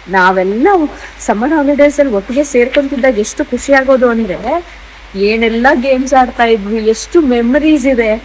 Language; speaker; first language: Kannada; non-native, local second language; Tulu